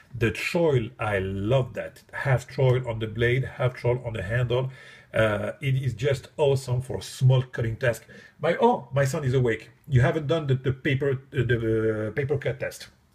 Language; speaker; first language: English; non-native, fluent; French